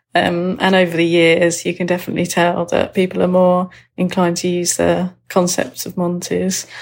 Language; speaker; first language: English; native; English